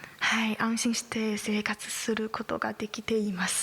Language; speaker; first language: Japanese; non-native, learner; Chinese